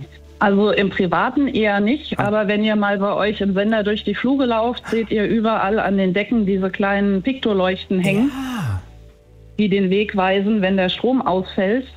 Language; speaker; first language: German; native; German